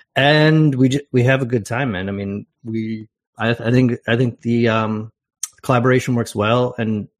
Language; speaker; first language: English; native; English